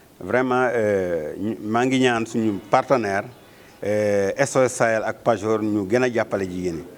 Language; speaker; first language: Wolof; non-native, local second language; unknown